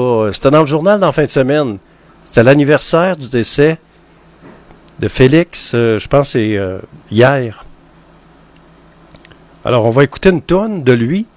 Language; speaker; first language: French; native; French